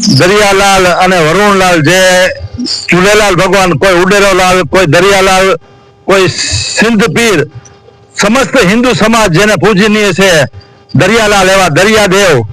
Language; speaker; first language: Gujarati; non-native, local second language; Sindhi